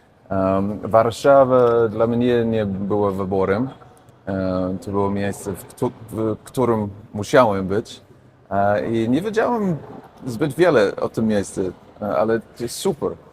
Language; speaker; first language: Polish; non-native, learner; English